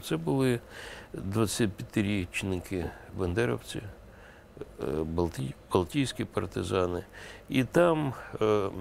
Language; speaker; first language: Ukrainian; non-native, local second language; Russian